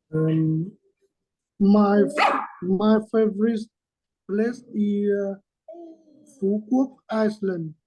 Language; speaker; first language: English; non-native, learner; Vietnamese